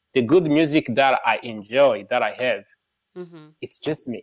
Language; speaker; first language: English; non-native, local second language; Kinyarwanda